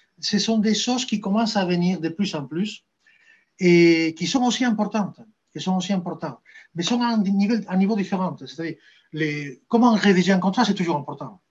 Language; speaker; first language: French; non-native, fluent; Spanish